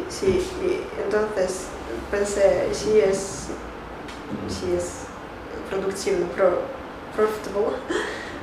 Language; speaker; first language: Spanish; non-native, learner; Russian